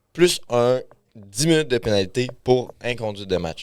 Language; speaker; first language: French; native; French